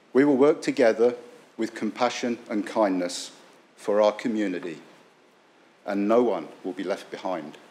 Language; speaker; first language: English; native; English